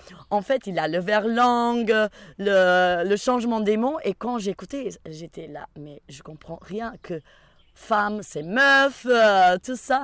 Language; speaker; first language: French; non-native, fluent; Portuguese